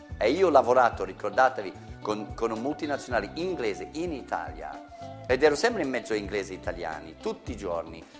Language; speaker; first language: Italian; non-native, fluent; English